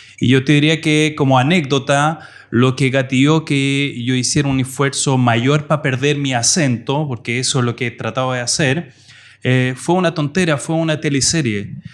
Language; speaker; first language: Spanish; non-native, fluent; French